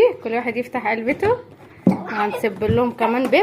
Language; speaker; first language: Arabic; native; Arabic